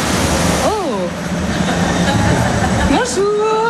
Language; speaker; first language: French; native; French